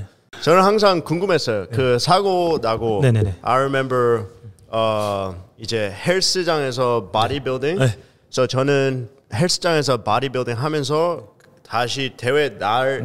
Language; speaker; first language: Korean; early bilingual, heritage; Korean